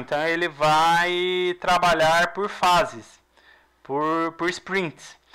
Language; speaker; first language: Portuguese; native; Portuguese